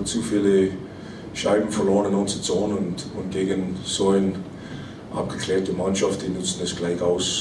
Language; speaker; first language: German; non-native, fluent; English